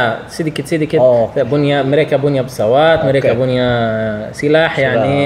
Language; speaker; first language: Indonesian; non-native, learner; Arabic